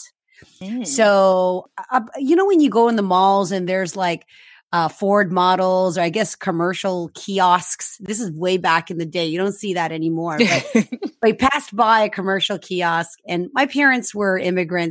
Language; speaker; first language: English; early bilingual, other home language; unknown